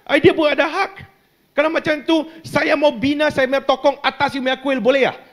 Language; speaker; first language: Malay; non-native, local second language; Chinese